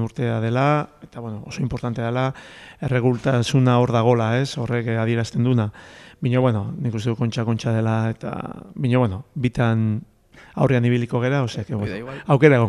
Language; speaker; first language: Basque; native; Basque